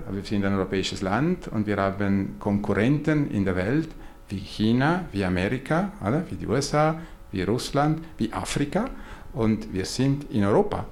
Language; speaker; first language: German; non-native, local second language; Italian